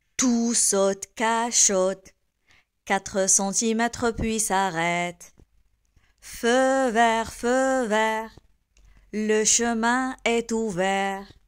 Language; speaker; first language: French; non-native, local second language; Arabic